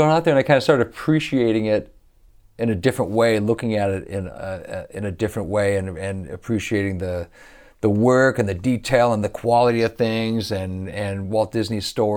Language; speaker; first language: English; native; English